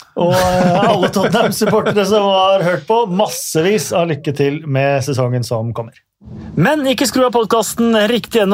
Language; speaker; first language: Norwegian; native; Norwegian